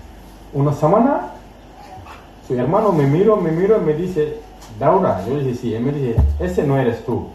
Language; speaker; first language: Spanish; non-native, learner; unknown